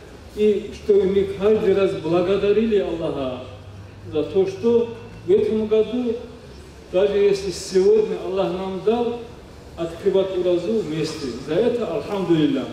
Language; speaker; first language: Russian; non-native, local second language; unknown